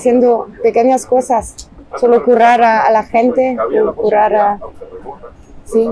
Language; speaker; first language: Spanish; non-native, fluent; French